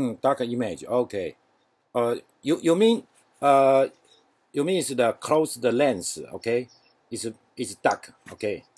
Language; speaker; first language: English; non-native, learner; Chinese